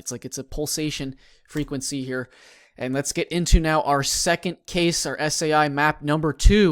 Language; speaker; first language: English; native; English